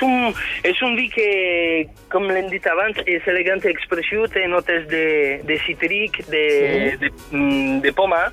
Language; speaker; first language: Catalan; non-native, fluent; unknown